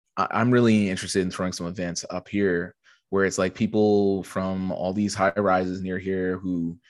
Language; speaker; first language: English; native; English